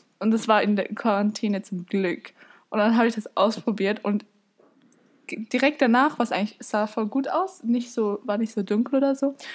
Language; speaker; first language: German; native; German